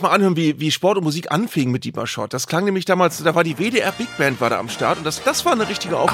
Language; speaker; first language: German; native; German